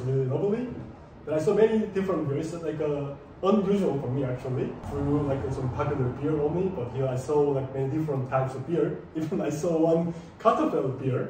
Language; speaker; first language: English; non-native, fluent; Korean